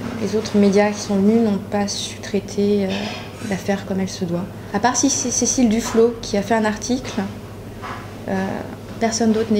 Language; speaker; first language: French; native; French